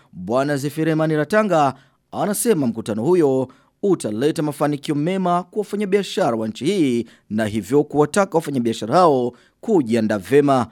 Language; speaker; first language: Swahili; non-native, local second language; Rundi